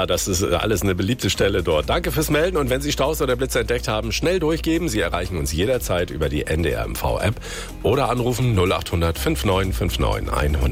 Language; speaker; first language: German; native; German